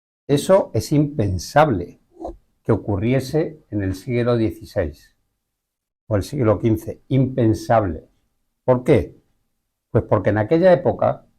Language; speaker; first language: Spanish; native; Spanish